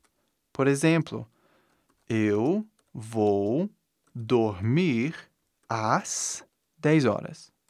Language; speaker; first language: Portuguese; non-native, fluent; English